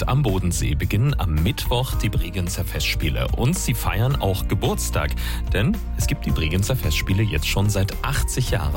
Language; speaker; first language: German; native; German